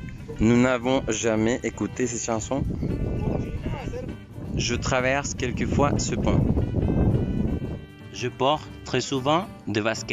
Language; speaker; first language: French; non-native, fluent; Spanish